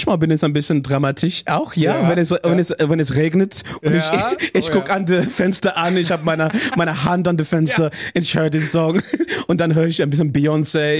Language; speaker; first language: German; non-native, learner; English